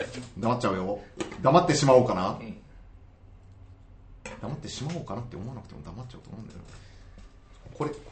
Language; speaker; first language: Japanese; native; Japanese